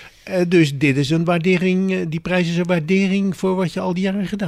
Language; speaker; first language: Dutch; native; Dutch